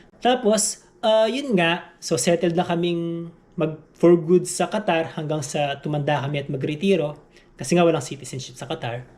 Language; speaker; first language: Filipino; native; Filipino